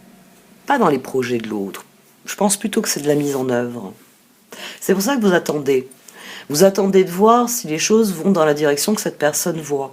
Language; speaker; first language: French; native; French